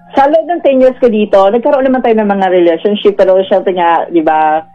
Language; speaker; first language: Filipino; non-native, local second language; Masbatenyo